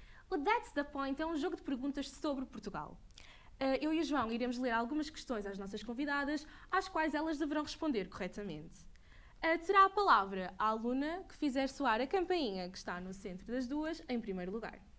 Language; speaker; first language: Portuguese; native; Portuguese